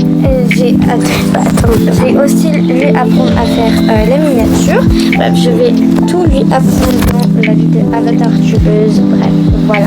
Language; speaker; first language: French; native; French